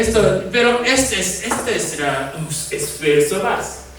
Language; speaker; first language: Spanish; non-native, fluent; Japanese